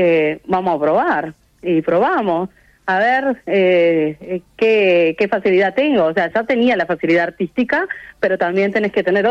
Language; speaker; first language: Spanish; native; Spanish